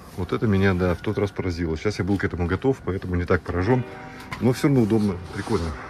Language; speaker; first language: Russian; native; Russian